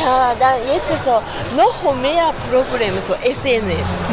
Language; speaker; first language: German; non-native, learner; Japanese